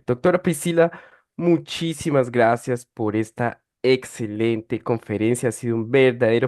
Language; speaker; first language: Spanish; native; Spanish